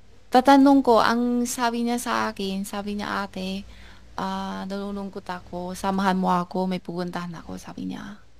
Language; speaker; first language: Filipino; non-native, learner; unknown